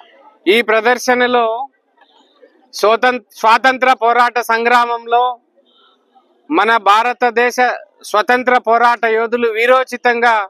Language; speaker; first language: Telugu; native; Telugu